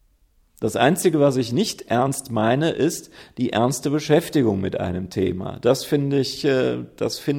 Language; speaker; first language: German; native; German